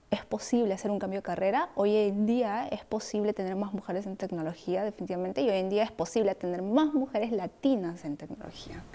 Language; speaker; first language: Spanish; native; Spanish